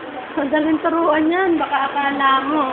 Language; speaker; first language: Filipino; native; Filipino